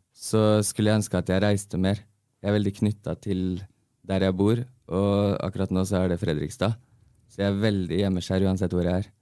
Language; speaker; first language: Norwegian; early bilingual, heritage; Norwegian